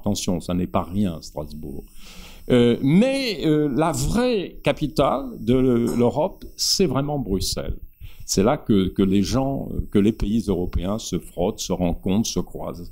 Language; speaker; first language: French; native; French